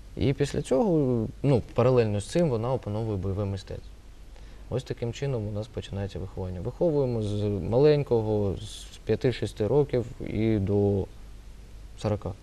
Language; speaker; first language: Ukrainian; non-native, local second language; Russian